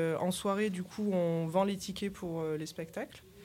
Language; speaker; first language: French; native; French